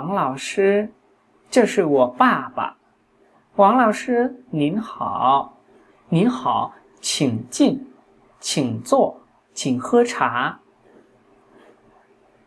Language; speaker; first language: Chinese; non-native, fluent; Vietnamese